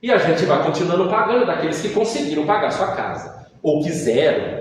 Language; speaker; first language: Portuguese; native; Portuguese